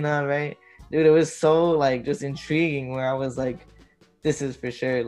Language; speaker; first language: English; native; English